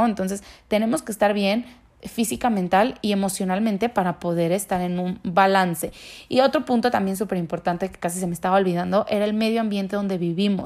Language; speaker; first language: Spanish; native; Spanish